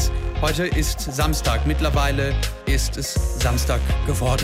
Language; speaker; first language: German; native; German